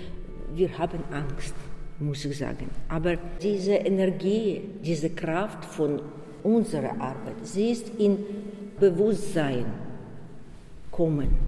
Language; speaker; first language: German; non-native, learner; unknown